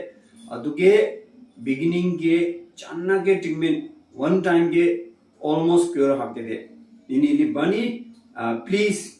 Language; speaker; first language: Kannada; non-native, learner; Tibetan